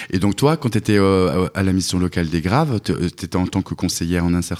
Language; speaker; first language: French; native; French